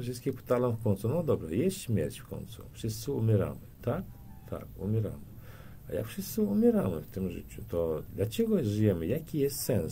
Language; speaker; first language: Polish; non-native, learner; Turkmen